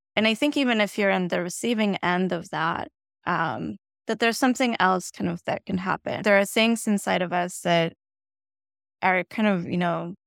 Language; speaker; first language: English; non-native, fluent; Spanish